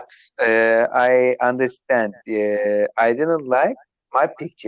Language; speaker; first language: English; non-native, learner; Turkish